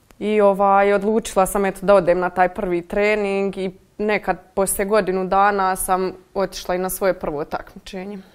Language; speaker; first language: Croatian; native; Croatian